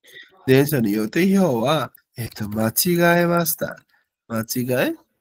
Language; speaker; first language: Japanese; non-native, learner; Bangla